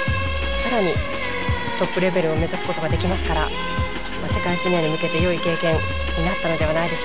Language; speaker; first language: Japanese; native; Japanese